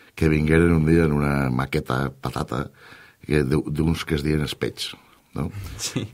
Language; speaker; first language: Catalan; native; Catalan